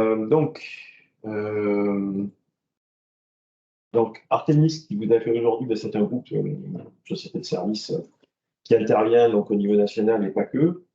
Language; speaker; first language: French; native; French